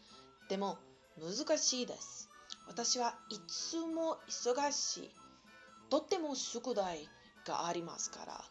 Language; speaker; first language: Japanese; non-native, learner; Portuguese